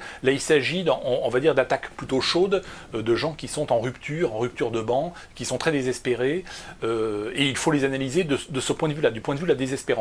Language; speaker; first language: French; native; French